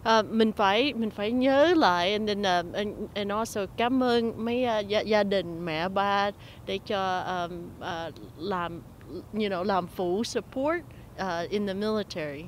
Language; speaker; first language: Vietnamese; early bilingual, heritage; Vietnamese